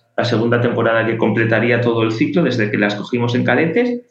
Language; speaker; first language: Spanish; native; Spanish